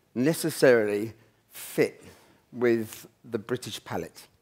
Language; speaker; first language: English; native; English